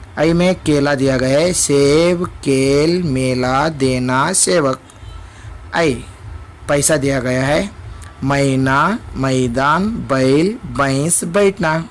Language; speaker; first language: Hindi; non-native, local second language; Kannada